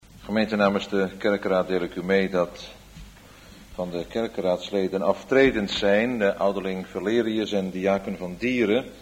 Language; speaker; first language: Dutch; native; Dutch